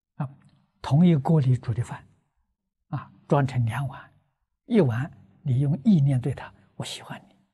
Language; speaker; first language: Chinese; native; Chinese